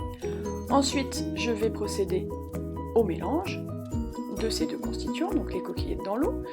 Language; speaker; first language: French; native; French